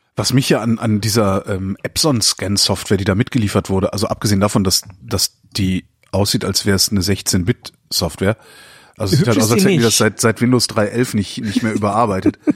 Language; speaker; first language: German; native; German